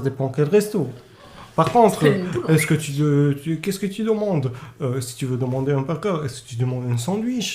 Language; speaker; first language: French; non-native, fluent; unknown